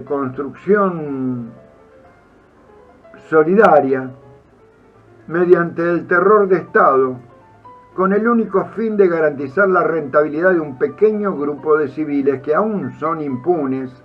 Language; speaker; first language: Spanish; native; Spanish